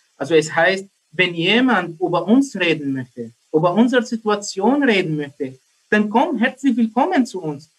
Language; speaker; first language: German; non-native, learner; Arabic